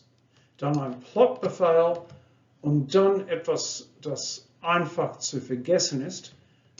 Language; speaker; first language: German; non-native, fluent; English